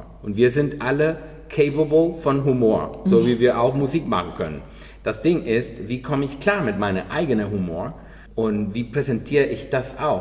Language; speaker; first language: German; non-native, fluent; Spanish